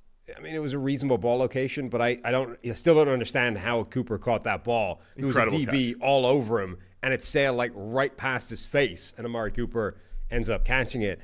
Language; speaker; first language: English; native; English